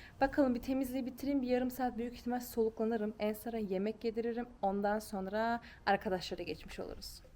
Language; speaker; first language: Turkish; early bilingual, heritage; Turkish